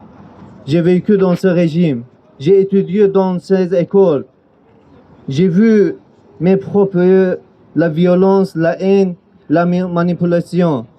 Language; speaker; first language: French; non-native, learner; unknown